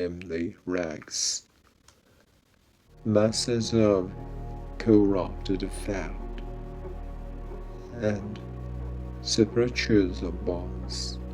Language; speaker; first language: English; non-native, fluent; Japanese